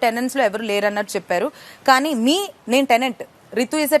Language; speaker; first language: Telugu; native; Telugu